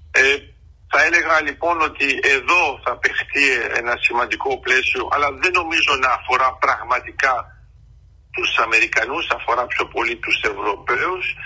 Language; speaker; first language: Greek; early bilingual, heritage; Greek